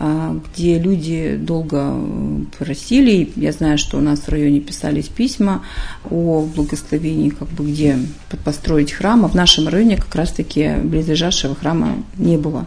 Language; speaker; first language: Russian; native; Russian